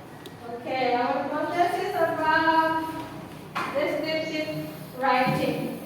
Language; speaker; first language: English; non-native, fluent; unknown